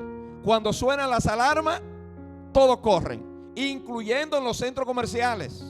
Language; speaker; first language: Spanish; native; Spanish